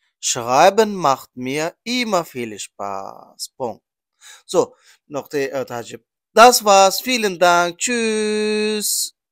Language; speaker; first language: German; non-native, learner; Persian